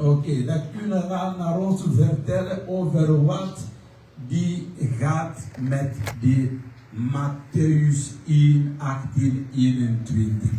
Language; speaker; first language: Dutch; non-native, learner; French